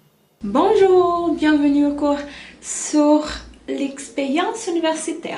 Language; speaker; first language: French; non-native, fluent; Portuguese